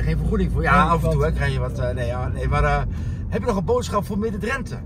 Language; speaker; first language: Dutch; native; Dutch